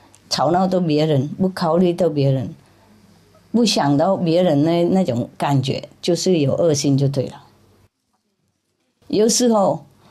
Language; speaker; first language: Chinese; non-native, fluent; Vietnamese